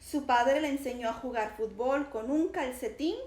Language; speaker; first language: Spanish; early bilingual, heritage; Spanish